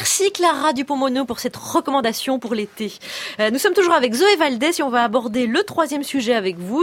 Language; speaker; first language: French; native; French